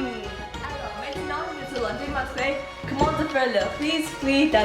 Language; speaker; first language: French; non-native, learner; English